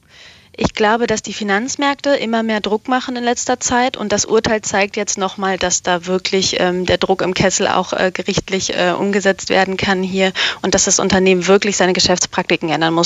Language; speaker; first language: German; native; German